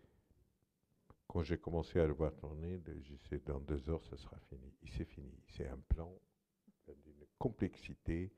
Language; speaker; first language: French; non-native, fluent; Portuguese